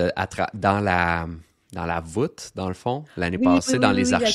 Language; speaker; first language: French; native; French